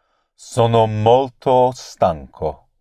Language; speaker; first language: Italian; non-native, learner; English